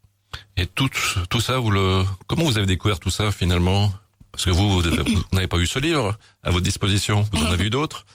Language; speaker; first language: French; native; French